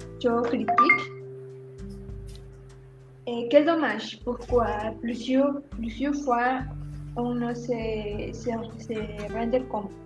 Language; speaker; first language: French; non-native, learner; Spanish